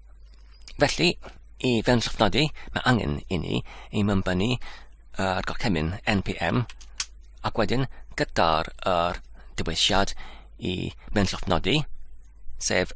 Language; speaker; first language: Welsh; non-native, fluent; English